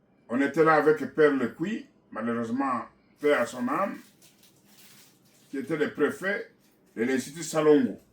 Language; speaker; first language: French; non-native, local second language; Kongo